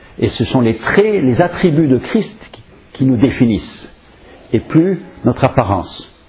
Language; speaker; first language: French; non-native, fluent; English